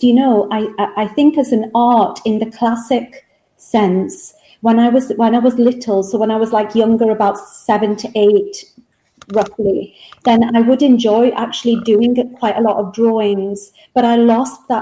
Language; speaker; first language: English; native; English